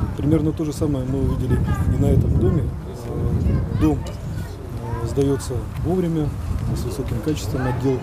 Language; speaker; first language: Russian; native; Russian